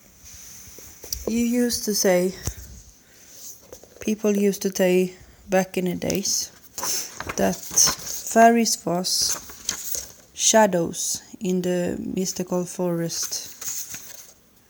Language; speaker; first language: English; non-native, learner; Swedish